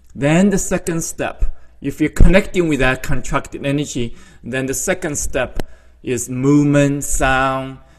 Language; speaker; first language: English; non-native, fluent; Chinese